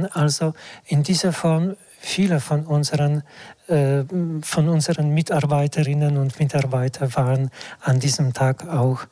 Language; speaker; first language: German; non-native, fluent; Polish